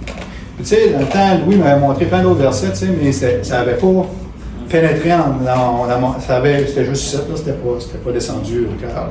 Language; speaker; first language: French; native; French